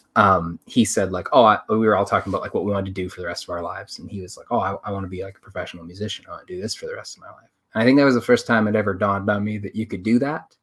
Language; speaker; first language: English; native; English